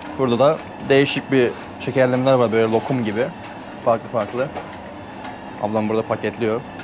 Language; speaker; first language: Turkish; native; Turkish